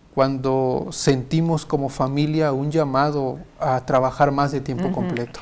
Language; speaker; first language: Spanish; native; Spanish